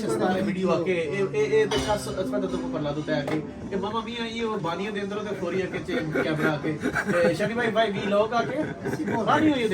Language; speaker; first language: Italian; non-native, learner; Punjabi